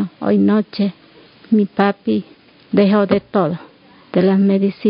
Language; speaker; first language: Spanish; non-native, local second language; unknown